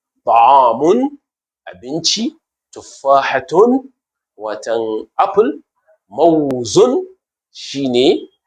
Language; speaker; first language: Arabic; non-native, fluent; Hausa